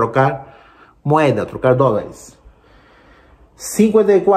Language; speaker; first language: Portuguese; non-native, fluent; Spanish